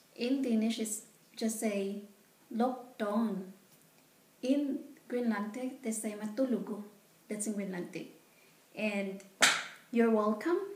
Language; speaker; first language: English; non-native, local second language; Filipino